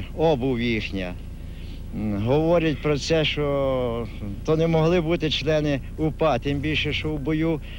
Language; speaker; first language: Ukrainian; native; Ukrainian